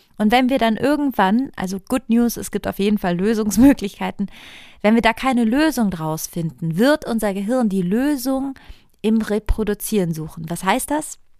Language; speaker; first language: German; non-native, fluent; Italian